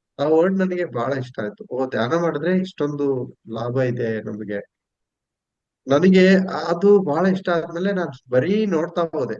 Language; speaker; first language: Kannada; native; Kannada